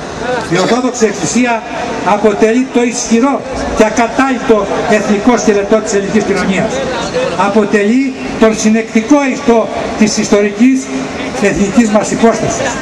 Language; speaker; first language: Greek; native; Greek